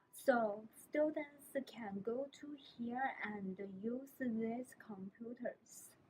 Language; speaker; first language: English; non-native, learner; Chinese